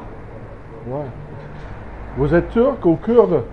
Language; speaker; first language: French; non-native, learner; English